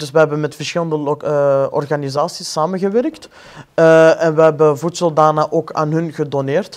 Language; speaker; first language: Dutch; non-native, fluent; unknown